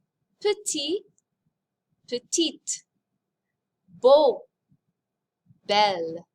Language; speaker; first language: French; non-native, fluent; English